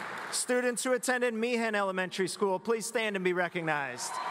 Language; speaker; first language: English; native; English